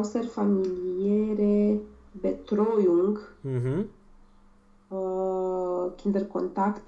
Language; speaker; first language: German; non-native, learner; Romanian